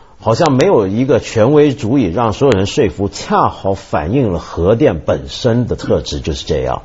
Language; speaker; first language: Chinese; non-native, local second language; Cantonese